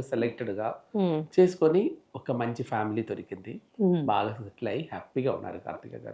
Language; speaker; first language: Telugu; non-native, local second language; Tamil